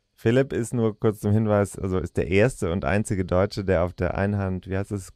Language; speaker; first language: German; native; German